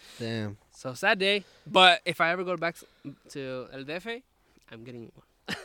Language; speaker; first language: English; early bilingual, other home language; Spanish